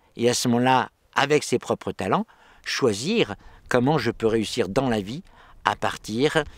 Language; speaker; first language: French; native; French